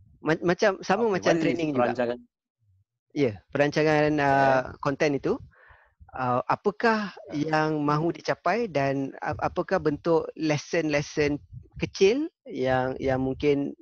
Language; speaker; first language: Malay; native; Malay